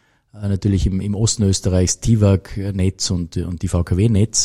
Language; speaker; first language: German; native; German